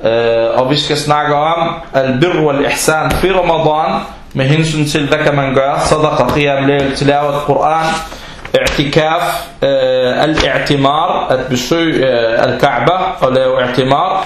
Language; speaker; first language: Danish; non-native, fluent; Arabic